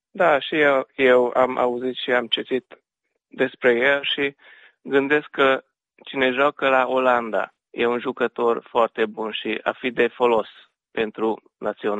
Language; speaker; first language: Romanian; non-native, learner; Hungarian